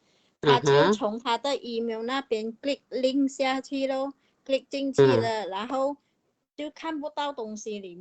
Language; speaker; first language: Chinese; native; Chinese